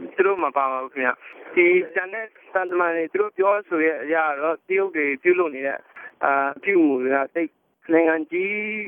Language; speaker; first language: Burmese; non-native, local second language; Kachin